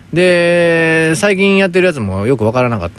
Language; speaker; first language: Japanese; native; Japanese